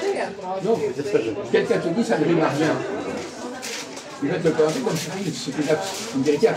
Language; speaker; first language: French; native; French